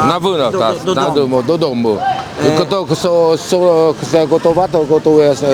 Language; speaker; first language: Polish; non-native, fluent; Vietnamese